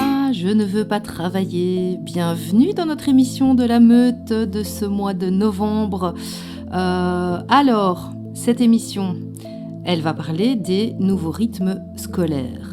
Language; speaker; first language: French; native; French